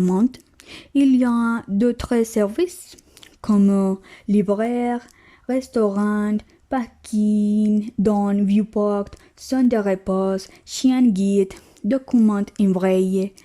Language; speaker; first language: French; non-native, learner; Spanish